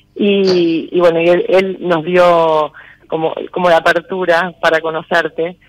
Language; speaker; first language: Spanish; native; Spanish